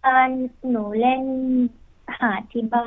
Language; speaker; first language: Thai; early bilingual, heritage; Thai